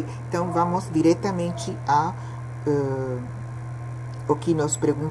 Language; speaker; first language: Portuguese; non-native, fluent; Spanish